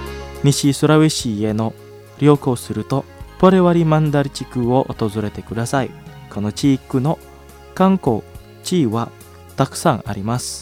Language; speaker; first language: Japanese; non-native, fluent; Indonesian